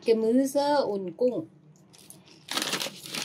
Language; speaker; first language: German; non-native, learner; Thai